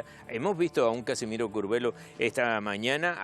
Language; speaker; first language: Spanish; native; Spanish